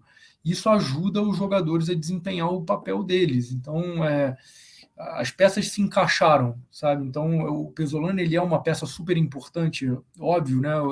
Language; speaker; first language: Portuguese; native; Portuguese